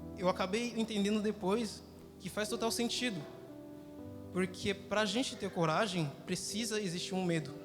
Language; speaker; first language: Portuguese; non-native, fluent; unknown